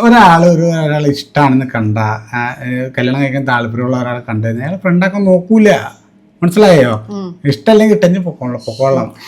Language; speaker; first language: Malayalam; native; Malayalam